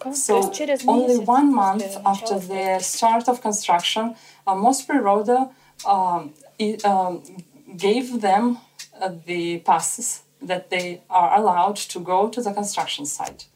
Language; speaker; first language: English; non-native, learner; Russian